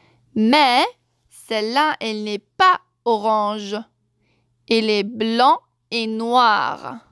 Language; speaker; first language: French; non-native, fluent; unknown